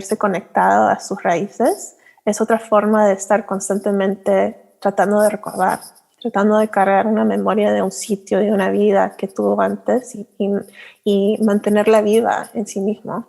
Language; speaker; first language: Spanish; early bilingual, heritage; Spanish